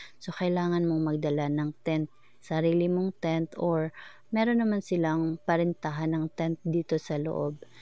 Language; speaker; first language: Filipino; non-native, local second language; Cebuano